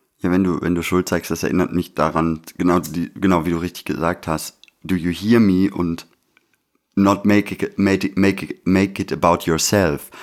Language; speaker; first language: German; native; German